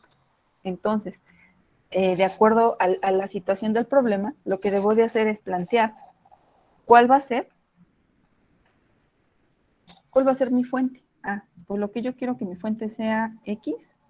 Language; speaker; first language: Spanish; native; Spanish